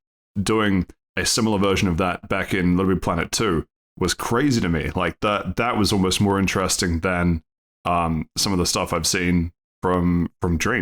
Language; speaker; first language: English; native; English